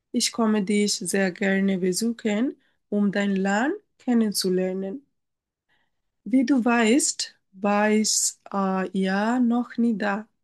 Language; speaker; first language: German; non-native, learner; Bangla